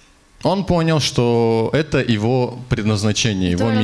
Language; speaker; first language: Russian; native; Russian